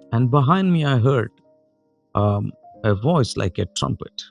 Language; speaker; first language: English; non-native, local second language; Malayalam